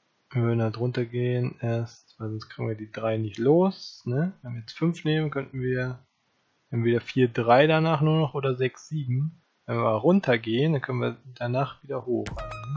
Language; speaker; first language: German; native; German